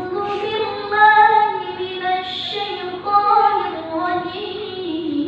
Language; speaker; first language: Arabic; non-native, fluent; Indonesian